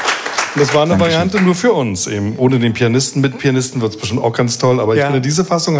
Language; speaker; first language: German; native; German